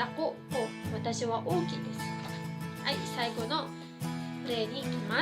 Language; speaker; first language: Japanese; non-native, fluent; Filipino